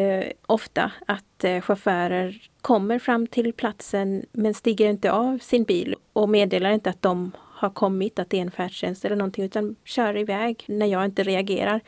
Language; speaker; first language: Swedish; native; Swedish